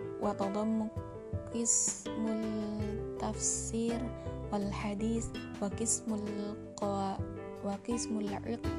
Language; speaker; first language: Arabic; non-native, learner; Indonesian